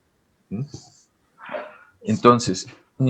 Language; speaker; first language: Spanish; native; Spanish